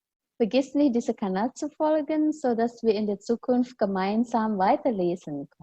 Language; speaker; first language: German; non-native, fluent; Indonesian